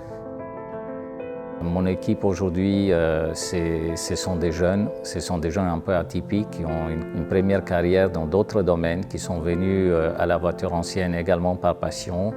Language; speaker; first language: French; non-native, fluent; Romanian